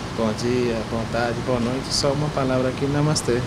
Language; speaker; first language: Portuguese; non-native, learner; Hindi